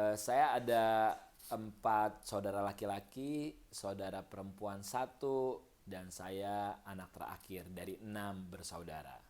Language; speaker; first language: Indonesian; native; Indonesian